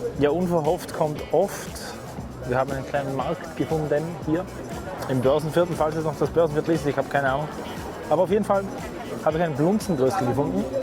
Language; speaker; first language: German; native; German